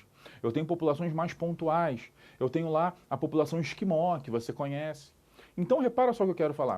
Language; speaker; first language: Portuguese; native; Portuguese